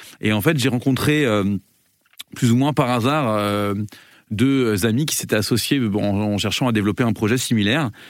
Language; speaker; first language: French; native; French